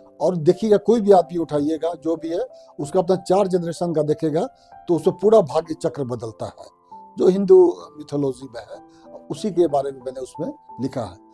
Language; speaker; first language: Hindi; non-native, local second language; Maithili